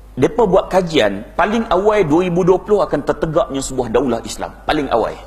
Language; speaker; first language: Malay; native; Malay